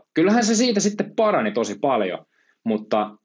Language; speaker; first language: Finnish; native; Finnish